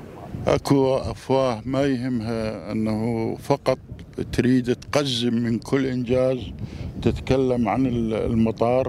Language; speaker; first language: Arabic; native; Arabic